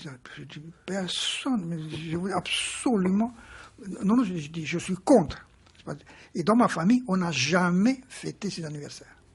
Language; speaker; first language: French; non-native, fluent; Romanian